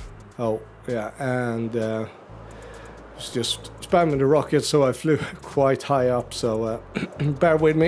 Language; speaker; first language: English; native; English